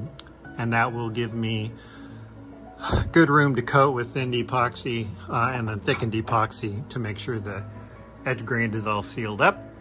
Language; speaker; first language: English; native; English